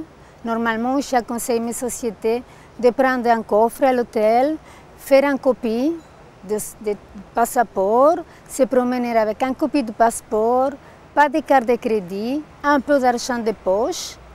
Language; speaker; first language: French; non-native, fluent; Portuguese